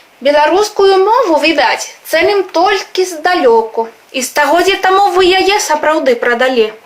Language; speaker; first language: Belarusian; non-native, fluent; Spanish